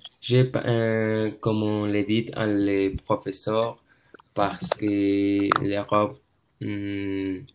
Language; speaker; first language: French; non-native, learner; Spanish